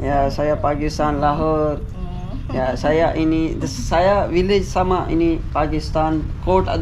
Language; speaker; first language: Indonesian; non-native, learner; Urdu